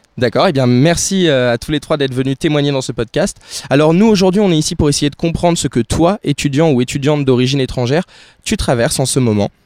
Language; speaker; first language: French; native; French